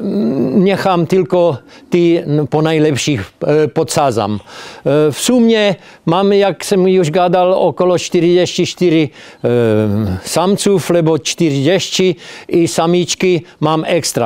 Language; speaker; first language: Polish; non-native, learner; Czech